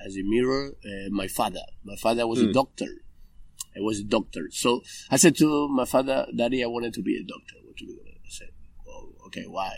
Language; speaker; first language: English; non-native, fluent; Spanish